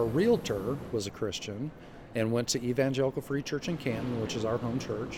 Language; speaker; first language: English; native; English